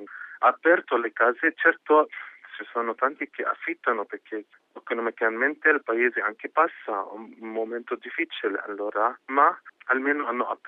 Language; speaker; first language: Italian; non-native, fluent; Arabic